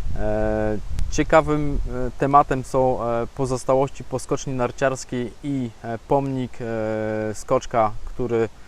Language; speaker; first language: Polish; native; Polish